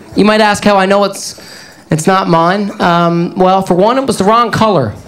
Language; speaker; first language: English; native; English